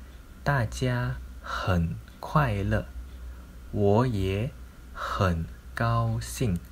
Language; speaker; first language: Chinese; non-native, local second language; Malay